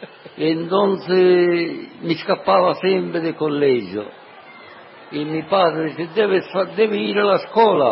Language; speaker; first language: Italian; non-native, learner; Sicilian